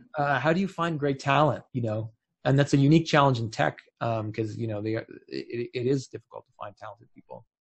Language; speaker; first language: English; native; English